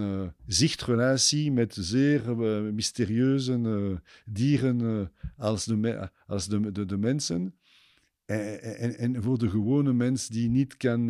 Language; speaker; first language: Dutch; non-native, fluent; French